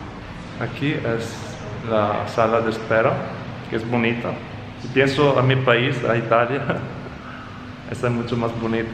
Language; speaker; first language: Spanish; non-native, fluent; Italian